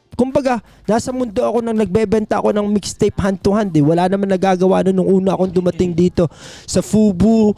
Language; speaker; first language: Filipino; early bilingual, other home language; English